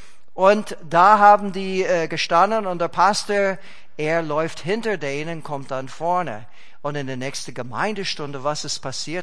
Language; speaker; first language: German; non-native, fluent; English